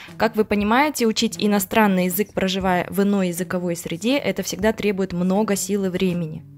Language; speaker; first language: Russian; native; Russian